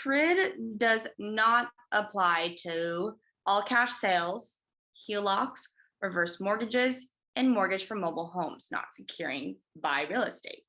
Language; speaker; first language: English; native; English